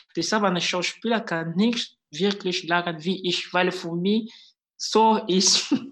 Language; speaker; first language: German; non-native, fluent; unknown